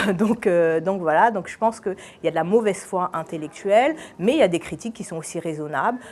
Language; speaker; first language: French; early bilingual, other home language; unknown